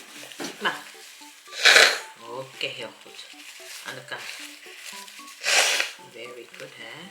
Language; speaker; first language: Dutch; non-native, learner; Cebuano